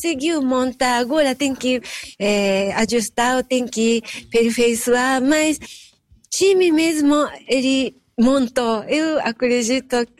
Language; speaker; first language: Portuguese; non-native, learner; Japanese